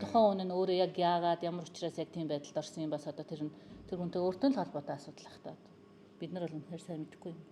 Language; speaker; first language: Mongolian; native; Mongolian